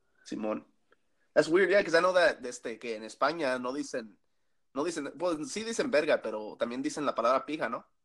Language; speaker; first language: Spanish; early bilingual, heritage; Spanish